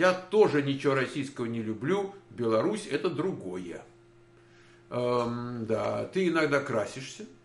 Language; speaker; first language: Russian; native; Russian